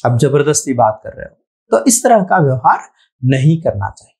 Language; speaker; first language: Hindi; non-native, local second language; Telugu